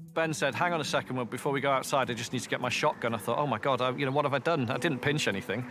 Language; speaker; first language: English; native; English